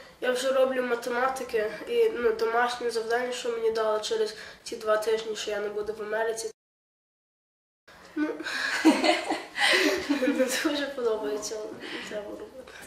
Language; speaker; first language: Ukrainian; early bilingual, heritage; Ukrainian